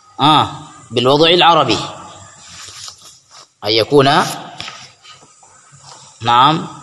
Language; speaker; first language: Arabic; non-native, fluent; Indonesian